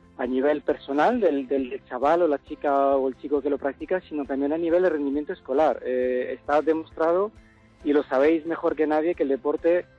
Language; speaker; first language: Spanish; non-native, fluent; French